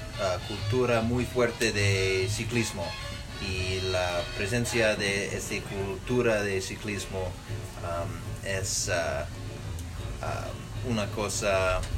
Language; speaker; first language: Spanish; non-native, learner; English